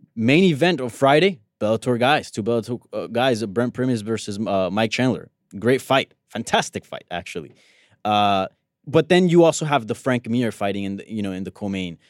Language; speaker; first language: English; early bilingual, other home language; Spanish